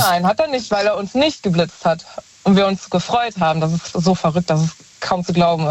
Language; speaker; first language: German; native; German